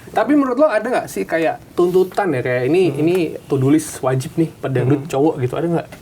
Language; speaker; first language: Indonesian; native; Indonesian